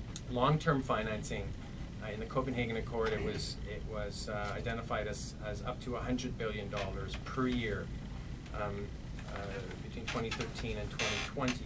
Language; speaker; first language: English; native; English